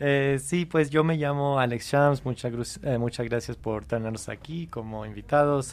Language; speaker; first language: Spanish; non-native, fluent; English